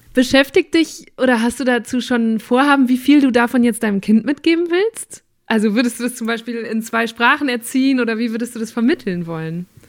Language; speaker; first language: German; native; German